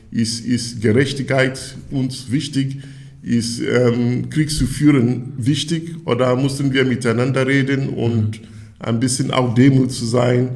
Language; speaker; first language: German; non-native, fluent; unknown